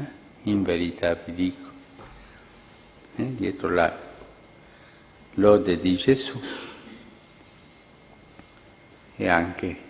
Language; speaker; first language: Italian; non-native, fluent; Spanish